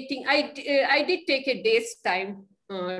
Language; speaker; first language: English; non-native, local second language; Kannada